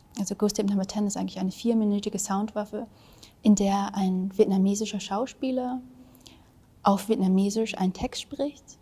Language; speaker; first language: German; early bilingual, other home language; Vietnamese